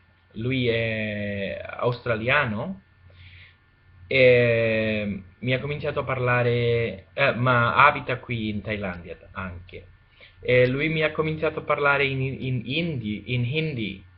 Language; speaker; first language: Italian; non-native, learner; Spanish